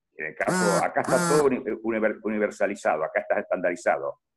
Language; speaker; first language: Spanish; native; Spanish